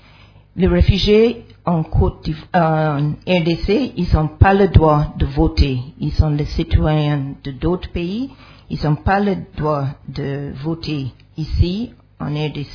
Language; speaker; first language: French; non-native, fluent; English